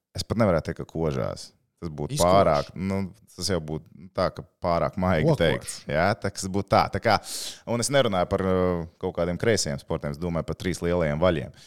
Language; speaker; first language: Latvian; native; Latvian